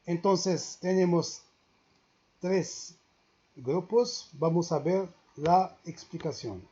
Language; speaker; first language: Spanish; non-native, learner; Arabic